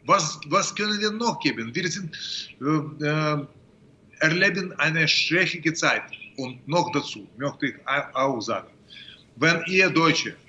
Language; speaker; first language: German; non-native, fluent; Russian